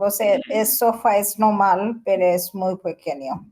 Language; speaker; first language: Spanish; non-native, learner; Bangla